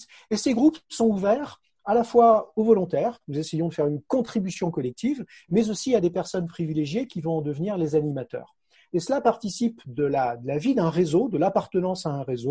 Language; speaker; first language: French; native; French